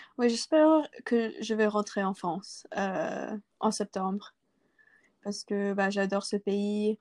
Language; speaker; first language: French; non-native, local second language; English